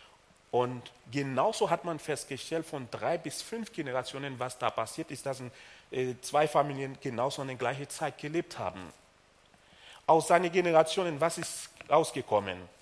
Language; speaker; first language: German; non-native, fluent; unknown